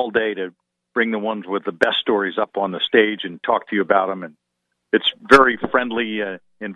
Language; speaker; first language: English; native; English